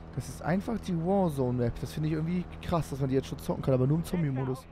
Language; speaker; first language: German; native; German